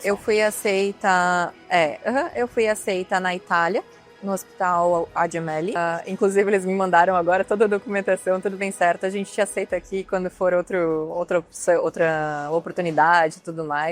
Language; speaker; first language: Portuguese; native; Portuguese